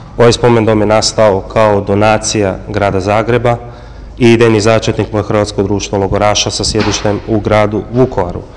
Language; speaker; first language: Croatian; native; Croatian